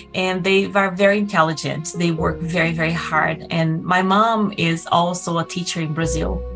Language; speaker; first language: English; non-native, fluent; Portuguese